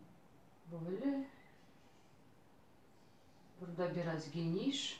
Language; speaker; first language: Turkish; non-native, learner; Russian